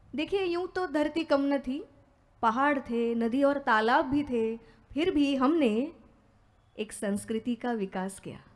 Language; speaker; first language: Hindi; non-native, local second language; Marathi